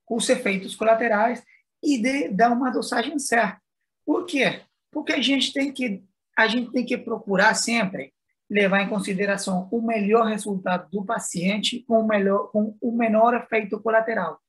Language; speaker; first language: Portuguese; non-native, fluent; Spanish